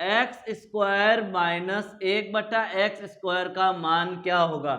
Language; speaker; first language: Hindi; native; Hindi